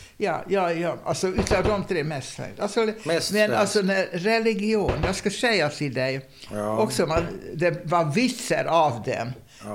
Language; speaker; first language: Swedish; non-native, fluent; Hungarian